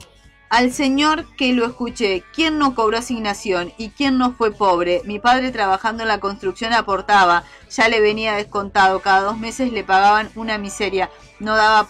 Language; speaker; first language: Spanish; native; Spanish